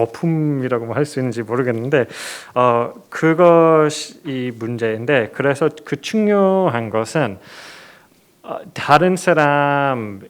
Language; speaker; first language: Korean; non-native, fluent; English